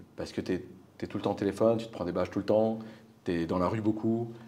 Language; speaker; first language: French; native; French